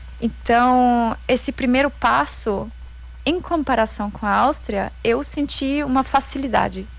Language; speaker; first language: Portuguese; non-native, fluent; German